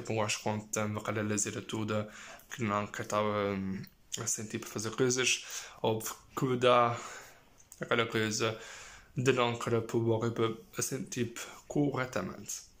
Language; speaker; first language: Portuguese; early bilingual, heritage; Portuguese